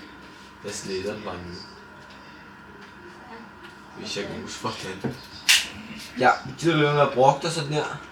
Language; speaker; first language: Danish; native; Danish